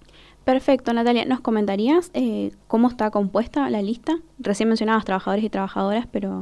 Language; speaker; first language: Spanish; native; Spanish